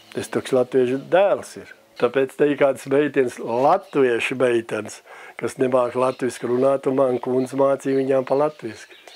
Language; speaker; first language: Latvian; early bilingual, heritage; Latvian